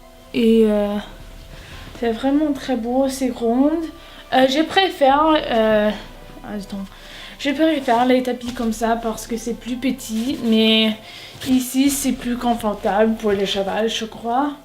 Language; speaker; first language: French; non-native, learner; English